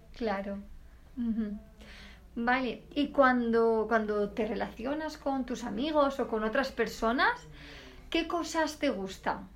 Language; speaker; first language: Spanish; native; Spanish